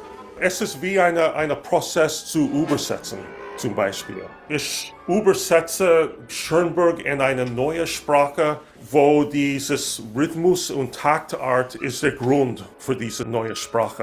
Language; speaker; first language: German; non-native, learner; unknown